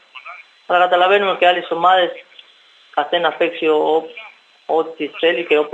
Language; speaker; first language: Greek; non-native, learner; Spanish